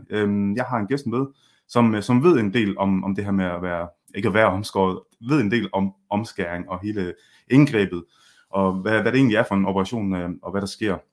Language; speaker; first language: Danish; early bilingual, other home language; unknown